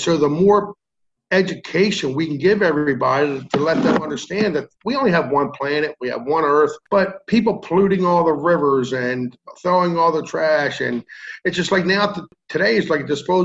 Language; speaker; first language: English; native; English